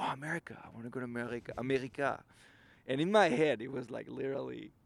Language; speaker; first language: English; non-native, fluent; French